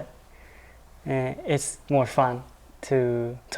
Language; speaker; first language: English; non-native, learner; Japanese